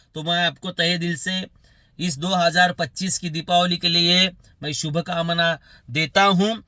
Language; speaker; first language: Hindi; non-native, local second language; Marathi